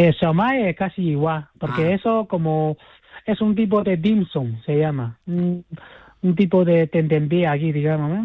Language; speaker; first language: Spanish; non-native, fluent; Chinese